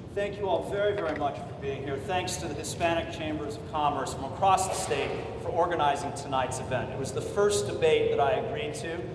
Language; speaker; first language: English; native; English